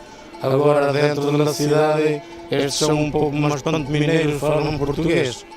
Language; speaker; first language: Portuguese; non-native, local second language; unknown